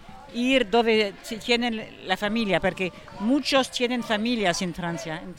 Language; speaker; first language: Spanish; non-native, learner; French